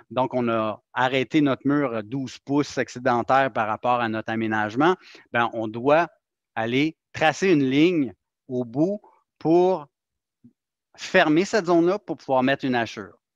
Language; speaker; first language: French; native; French